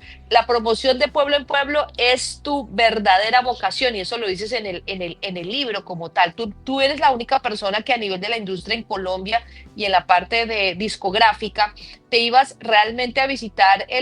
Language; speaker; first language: Spanish; native; Spanish